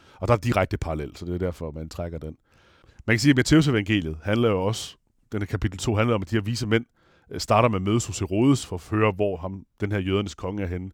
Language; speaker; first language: Danish; non-native, fluent; Italian